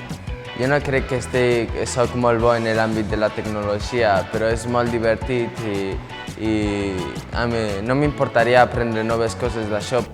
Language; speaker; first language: Catalan; non-native, local second language; Spanish